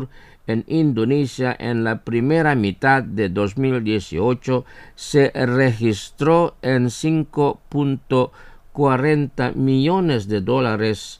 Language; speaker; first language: Spanish; non-native, fluent; Indonesian